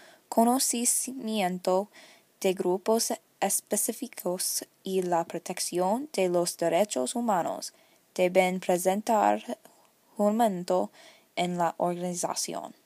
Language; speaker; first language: Spanish; non-native, learner; English